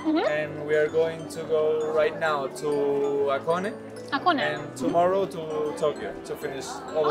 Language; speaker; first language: English; non-native, fluent; Spanish